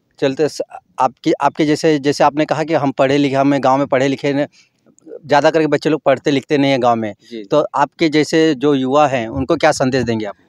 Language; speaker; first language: Hindi; native; Hindi